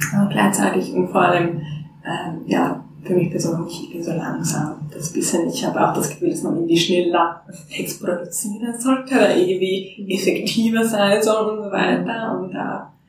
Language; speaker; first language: German; non-native, fluent; Finnish